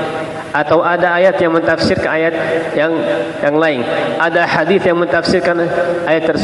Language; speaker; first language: Indonesian; non-native, fluent; Arabic